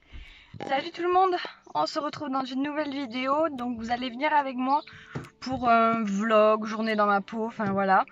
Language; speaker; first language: French; native; French